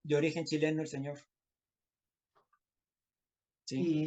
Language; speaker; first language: Spanish; native; Spanish